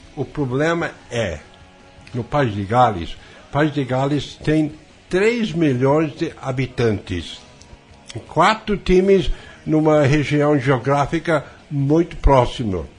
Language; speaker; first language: Portuguese; non-native, fluent; English